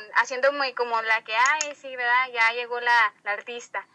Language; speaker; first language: Spanish; native; Spanish